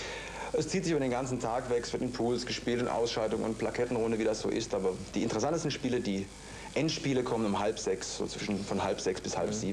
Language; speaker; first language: German; native; German